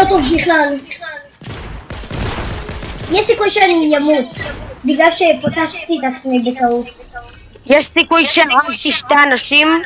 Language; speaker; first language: Hebrew; native; Hebrew